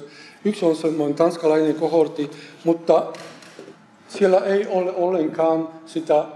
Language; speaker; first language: Finnish; non-native, fluent; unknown